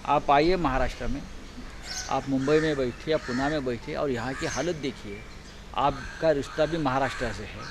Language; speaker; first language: Hindi; non-native, local second language; Marathi